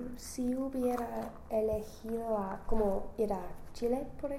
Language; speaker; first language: Spanish; non-native, learner; English